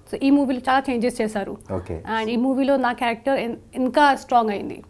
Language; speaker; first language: Telugu; non-native, local second language; Hindi